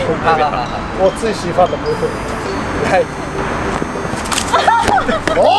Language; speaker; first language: Chinese; non-native, fluent; Japanese